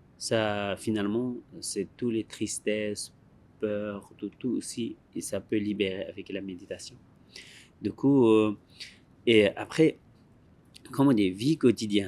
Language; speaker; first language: French; non-native, learner; Tibetan